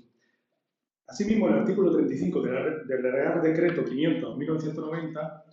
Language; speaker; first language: Spanish; native; Spanish